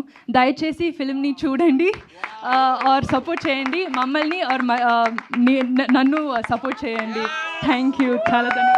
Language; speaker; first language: Telugu; non-native, learner; Tamil